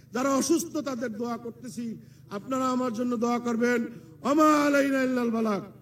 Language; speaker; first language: Bangla; native; Bangla